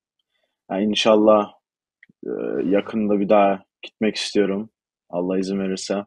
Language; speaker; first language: Turkish; early bilingual, heritage; Turkish